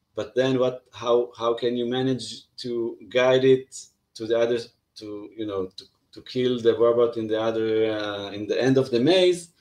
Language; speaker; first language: English; non-native, fluent; Hebrew